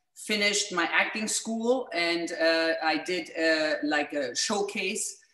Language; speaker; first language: English; non-native, fluent; German